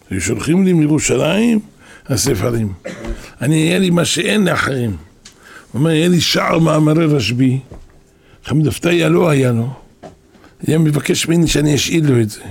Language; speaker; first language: Hebrew; native; Hebrew